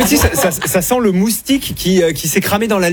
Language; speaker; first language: French; native; French